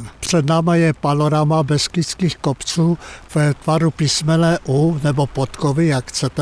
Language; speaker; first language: Czech; native; Czech